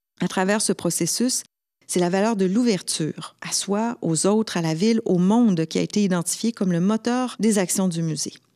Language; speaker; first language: French; native; French